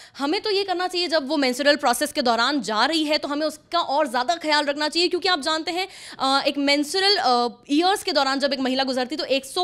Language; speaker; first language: Hindi; native; Hindi